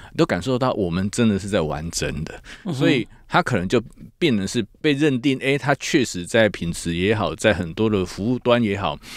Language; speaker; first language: Chinese; native; Chinese